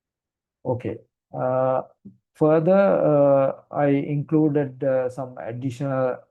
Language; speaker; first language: English; non-native, fluent; Sinhala